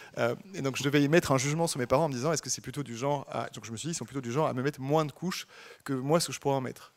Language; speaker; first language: French; native; French